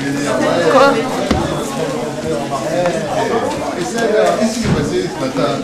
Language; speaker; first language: French; native; French